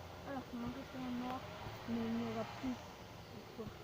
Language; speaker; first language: French; native; French